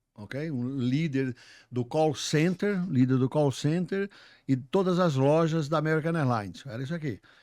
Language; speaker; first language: Portuguese; native; Portuguese